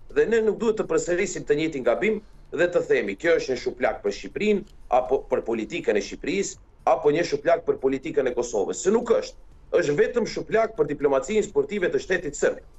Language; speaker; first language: Albanian; native; Albanian